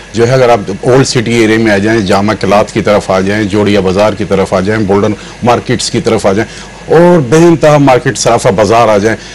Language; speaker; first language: Urdu; native; Urdu